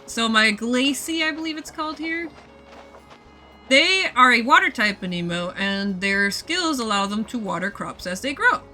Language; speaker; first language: English; native; English